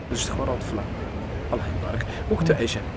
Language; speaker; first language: Arabic; native; Arabic